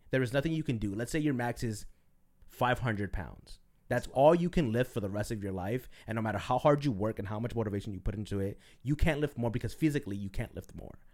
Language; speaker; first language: English; early bilingual, other home language; Spanish